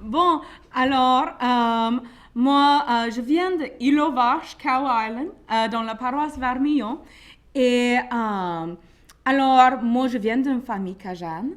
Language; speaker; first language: French; non-native, local second language; English